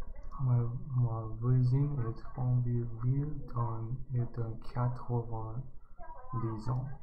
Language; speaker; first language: French; non-native, learner; English